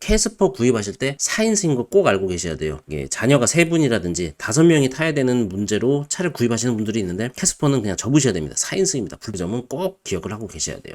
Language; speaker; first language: Korean; native; Korean